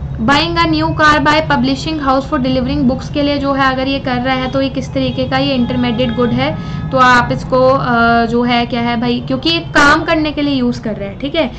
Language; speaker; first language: Hindi; native; Hindi